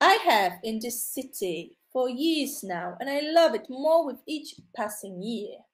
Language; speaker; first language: English; non-native, fluent; Polish